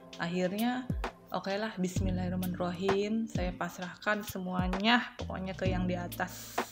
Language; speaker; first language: Indonesian; native; Indonesian